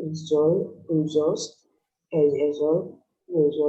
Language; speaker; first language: German; non-native, learner; Indonesian